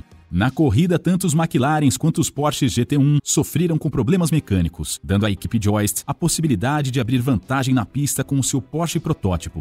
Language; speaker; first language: Portuguese; native; Portuguese